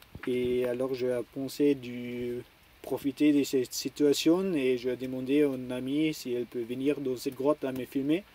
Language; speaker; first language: French; non-native, learner; German